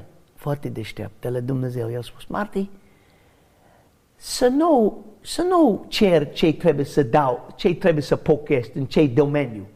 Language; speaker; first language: Romanian; non-native, learner; English